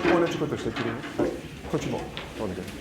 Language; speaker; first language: Japanese; non-native, fluent; English